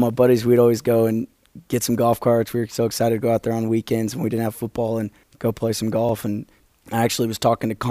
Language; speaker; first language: English; native; English